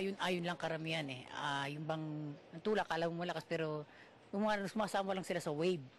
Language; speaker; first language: Filipino; native; Filipino